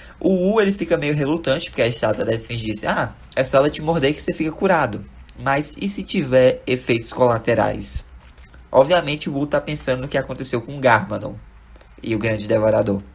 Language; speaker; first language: Portuguese; native; Portuguese